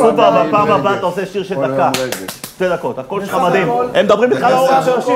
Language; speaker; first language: Hebrew; native; Hebrew